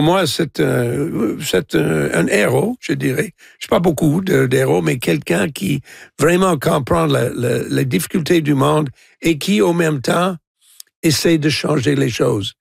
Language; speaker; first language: French; non-native, fluent; English